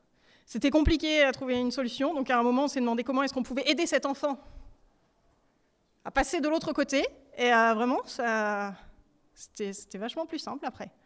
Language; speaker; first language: French; native; French